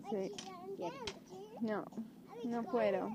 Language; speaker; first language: Spanish; non-native, learner; English